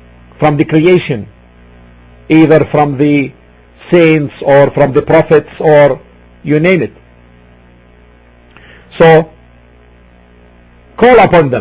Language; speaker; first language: English; non-native, fluent; Arabic